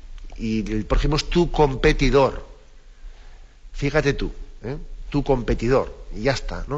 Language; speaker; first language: Spanish; native; Spanish